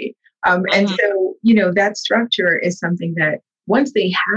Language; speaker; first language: English; native; English